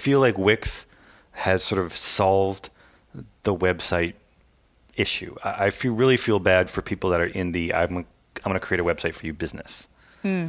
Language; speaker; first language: English; native; English